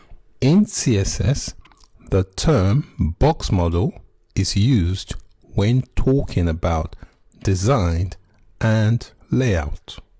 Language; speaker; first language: English; native; English